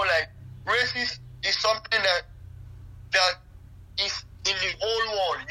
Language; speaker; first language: English; non-native, local second language; Krio